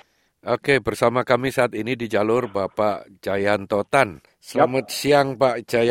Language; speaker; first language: Indonesian; native; Indonesian